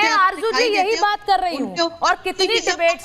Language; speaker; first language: Hindi; native; Hindi